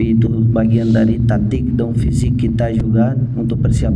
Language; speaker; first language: Indonesian; non-native, fluent; Portuguese